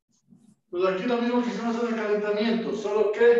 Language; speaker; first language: Spanish; native; Spanish